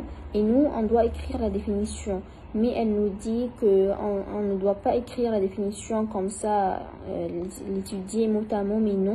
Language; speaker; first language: French; non-native, fluent; Arabic